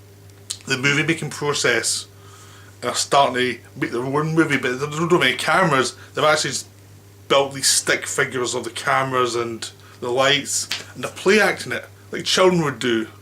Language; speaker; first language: English; native; English